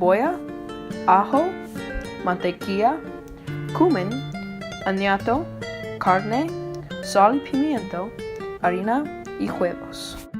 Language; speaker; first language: Spanish; non-native, learner; English